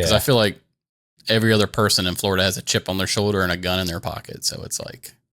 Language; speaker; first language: English; native; English